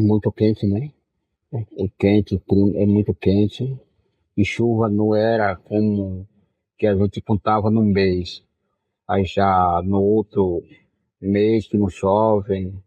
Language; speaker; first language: Portuguese; non-native, local second language; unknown